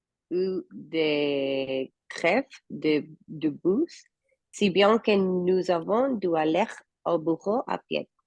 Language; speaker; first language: French; non-native, learner; Spanish